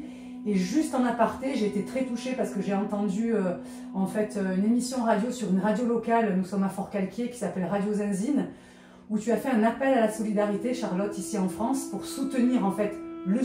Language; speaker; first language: French; native; French